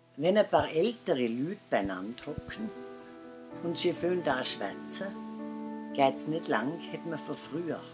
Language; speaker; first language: German; native; German